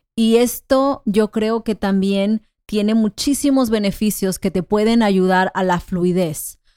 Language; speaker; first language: Spanish; non-native, fluent; English